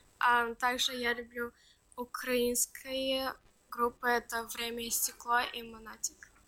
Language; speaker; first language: Russian; early bilingual, other home language; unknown